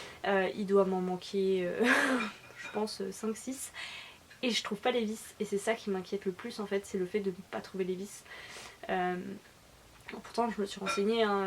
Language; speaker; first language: French; native; French